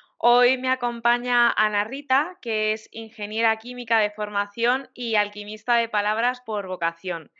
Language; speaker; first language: Spanish; native; Spanish